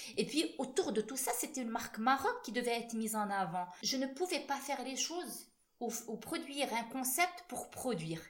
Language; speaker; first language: French; non-native, local second language; Arabic